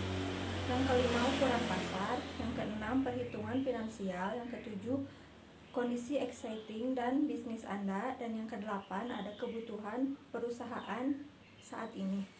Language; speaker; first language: Indonesian; native; Indonesian